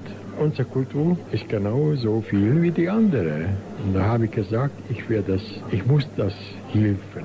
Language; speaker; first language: German; non-native, local second language; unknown